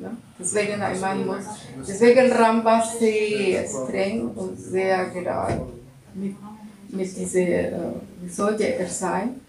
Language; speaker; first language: German; non-native, learner; Russian